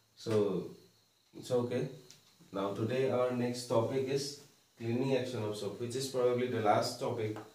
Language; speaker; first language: English; non-native, local second language; Assamese